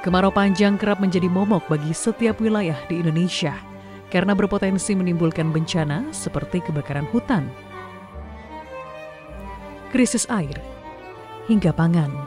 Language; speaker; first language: Indonesian; native; Indonesian